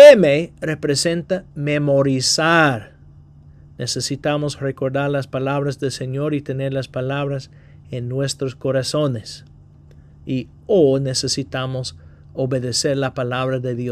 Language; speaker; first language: Spanish; non-native, fluent; English